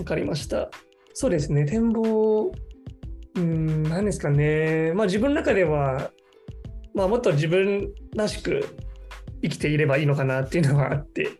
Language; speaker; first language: Japanese; non-native, fluent; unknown